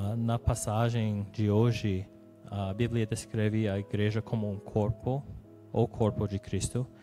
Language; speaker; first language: Portuguese; non-native, learner; English